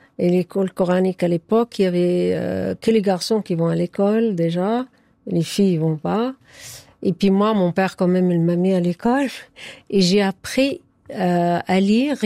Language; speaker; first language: French; non-native, fluent; Arabic